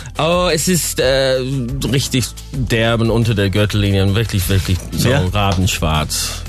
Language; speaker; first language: German; non-native, fluent; English